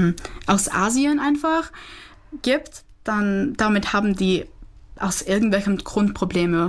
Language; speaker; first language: German; non-native, fluent; Czech